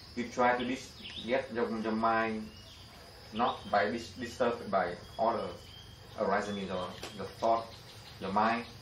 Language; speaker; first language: English; non-native, fluent; Vietnamese